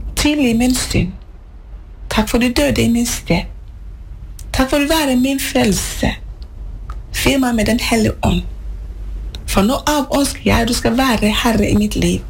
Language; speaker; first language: Norwegian; non-native, fluent; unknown